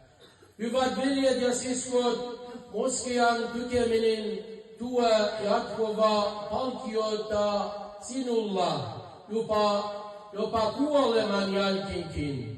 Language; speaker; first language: Finnish; non-native, fluent; Arabic